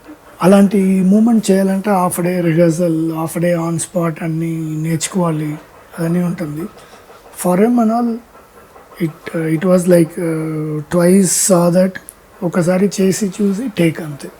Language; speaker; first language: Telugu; non-native, fluent; Tamil